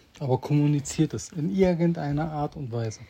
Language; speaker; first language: German; native; German